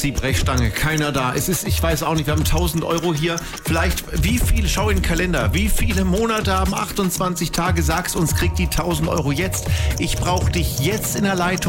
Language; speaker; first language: German; native; German